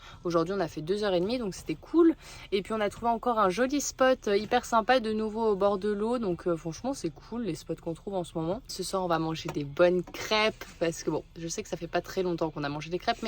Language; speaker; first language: French; native; French